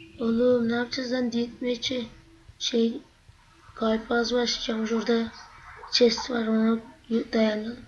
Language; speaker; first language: Turkish; native; Turkish